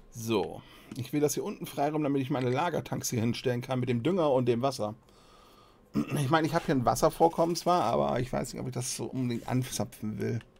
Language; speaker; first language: German; native; German